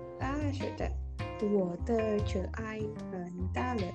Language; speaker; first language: Chinese; non-native, learner; Indonesian